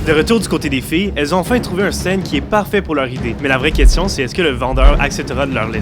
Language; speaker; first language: French; native; French